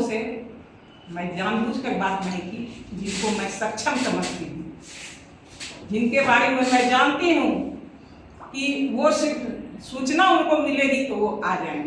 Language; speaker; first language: Hindi; native; Hindi